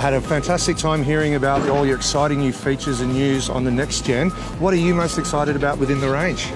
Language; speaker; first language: English; native; English